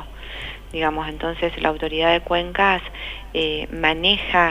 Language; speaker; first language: Spanish; native; Spanish